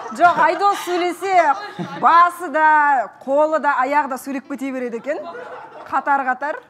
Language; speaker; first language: Kazakh; native; Kazakh